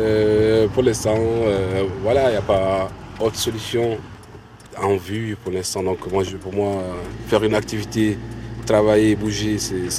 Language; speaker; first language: French; non-native, local second language; Arabic